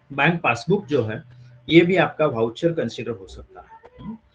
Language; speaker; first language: Hindi; non-native, local second language; Marathi